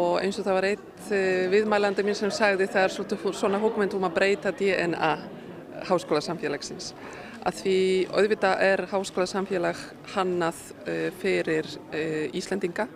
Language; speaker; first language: Icelandic; non-native, fluent; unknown